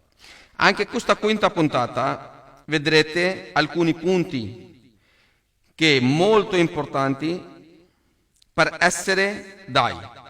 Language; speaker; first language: Italian; non-native, learner; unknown